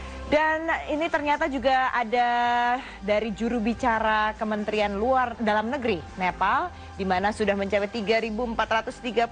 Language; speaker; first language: Indonesian; native; Indonesian